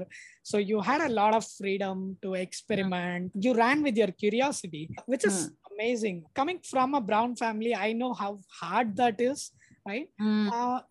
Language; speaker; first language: English; non-native, local second language; Tamil